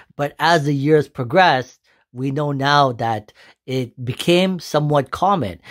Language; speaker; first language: English; native; English